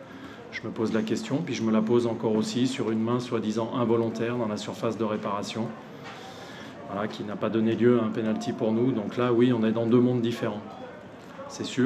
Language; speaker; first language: French; native; French